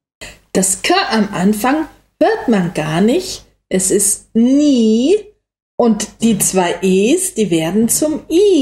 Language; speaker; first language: German; native; German